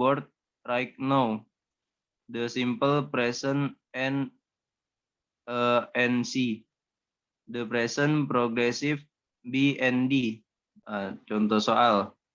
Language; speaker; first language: English; non-native, learner; Indonesian